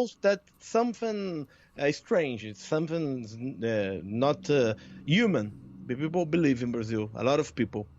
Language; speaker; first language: English; non-native, learner; Portuguese